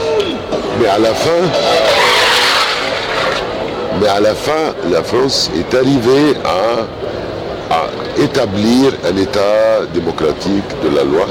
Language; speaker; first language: French; non-native, fluent; Arabic